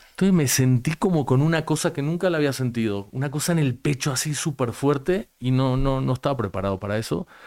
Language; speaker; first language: Spanish; native; Spanish